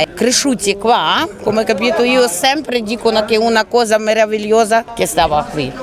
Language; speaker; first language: Italian; non-native, learner; Ukrainian